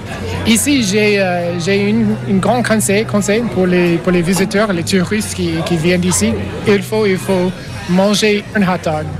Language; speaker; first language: French; non-native, learner; English